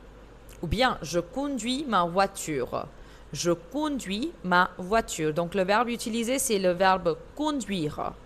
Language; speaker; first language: French; non-native, fluent; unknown